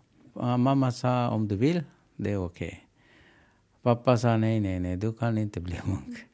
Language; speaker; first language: Swedish; non-native, learner; Sinhala